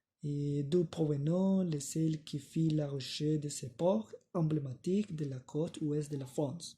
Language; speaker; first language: French; non-native, learner; Spanish